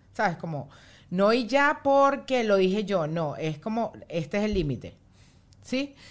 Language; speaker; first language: Spanish; native; Spanish